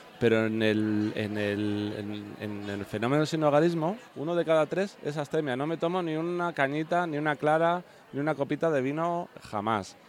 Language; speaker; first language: Spanish; native; Spanish